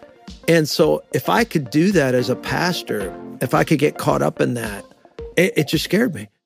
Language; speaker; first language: English; native; English